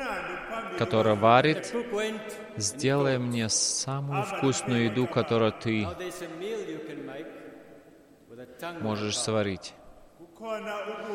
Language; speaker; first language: Russian; non-native, fluent; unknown